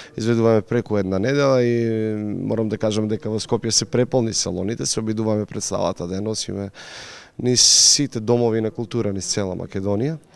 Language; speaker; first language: Macedonian; native; Macedonian